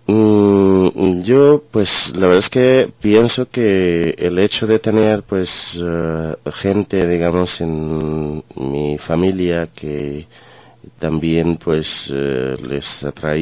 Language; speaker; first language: Spanish; non-native, fluent; Arabic